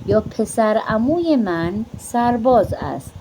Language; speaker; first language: Persian; non-native, fluent; Urdu